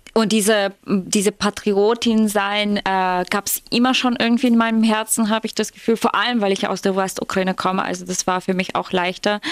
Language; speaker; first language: German; non-native, fluent; Ukrainian